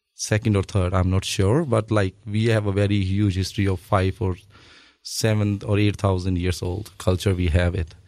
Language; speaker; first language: English; non-native, local second language; Punjabi